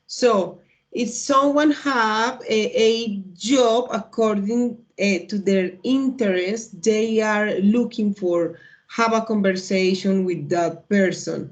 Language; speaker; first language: English; non-native, learner; Spanish